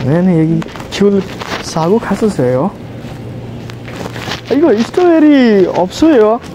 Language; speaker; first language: Korean; non-native, learner; Nepali